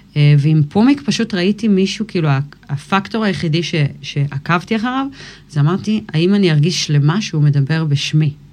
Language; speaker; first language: Hebrew; early bilingual, other home language; English